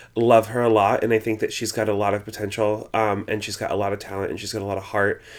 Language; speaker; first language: English; native; English